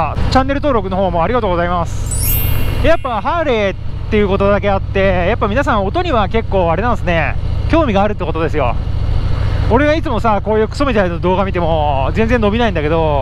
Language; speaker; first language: Japanese; native; Japanese